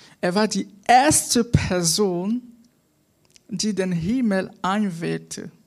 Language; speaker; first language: German; non-native, fluent; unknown